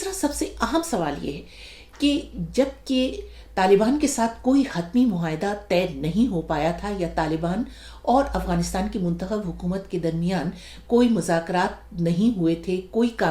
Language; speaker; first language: Urdu; native; Urdu